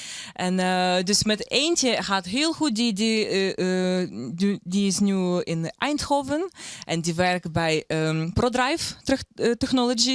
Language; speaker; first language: Dutch; non-native, learner; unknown